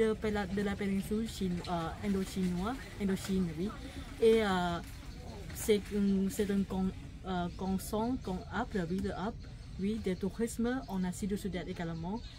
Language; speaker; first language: French; non-native, fluent; Thai